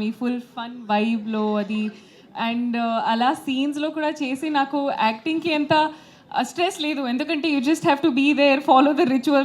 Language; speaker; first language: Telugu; non-native, local second language; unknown